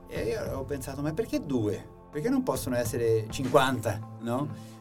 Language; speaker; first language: Italian; non-native, fluent; Portuguese